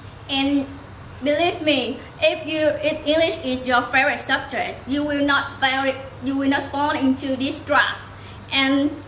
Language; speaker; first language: English; non-native, learner; Vietnamese